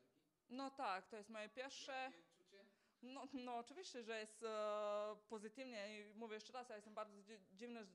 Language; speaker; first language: Polish; non-native, fluent; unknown